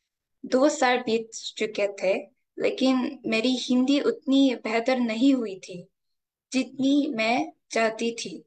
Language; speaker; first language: Hindi; non-native, fluent; Korean